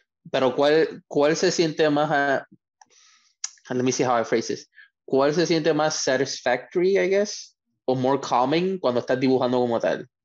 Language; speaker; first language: Spanish; native; Spanish